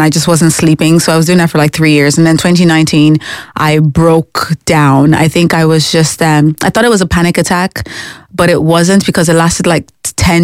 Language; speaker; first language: English; native; English